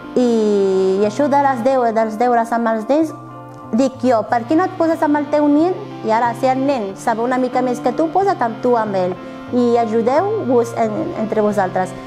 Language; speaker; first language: Catalan; non-native, learner; Arabic